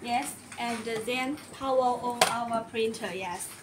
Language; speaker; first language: English; non-native, learner; Chinese